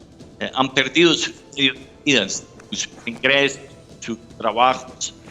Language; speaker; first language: Spanish; non-native, fluent; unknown